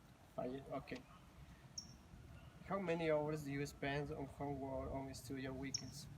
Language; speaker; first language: English; non-native, learner; Spanish